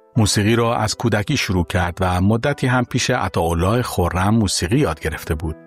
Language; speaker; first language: Persian; native; Persian